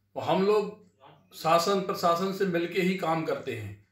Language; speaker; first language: Hindi; native; Hindi